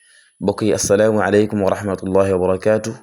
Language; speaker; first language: Arabic; non-native, fluent; Wolof